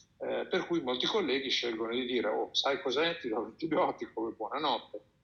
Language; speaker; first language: Italian; native; Italian